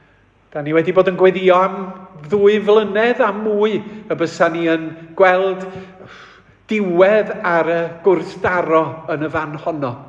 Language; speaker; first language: Welsh; native; Welsh